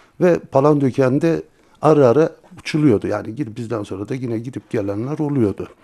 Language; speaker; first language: Turkish; native; Turkish